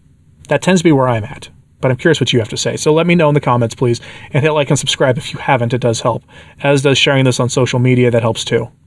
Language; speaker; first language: English; native; English